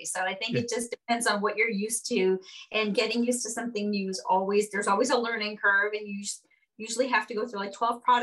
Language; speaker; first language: English; native; English